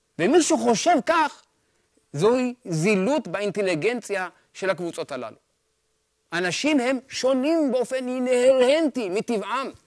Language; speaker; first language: Hebrew; early bilingual, other home language; Amharic